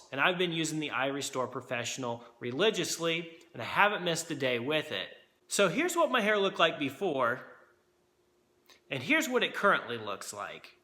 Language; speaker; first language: English; native; English